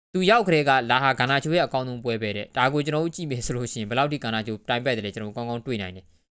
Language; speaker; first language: Burmese; native; Burmese